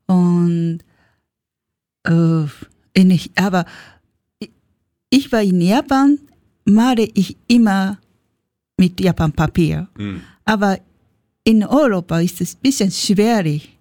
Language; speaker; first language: German; non-native, learner; Japanese